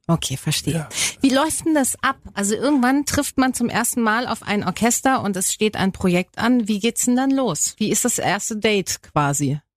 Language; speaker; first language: German; native; German